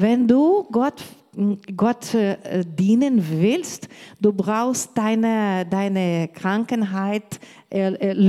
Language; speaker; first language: German; non-native, learner; Portuguese